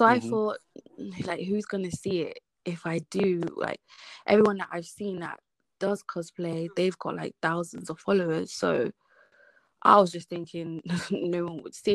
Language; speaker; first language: English; native; English